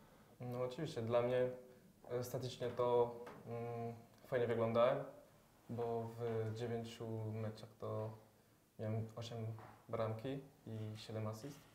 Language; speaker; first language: Polish; early bilingual, heritage; French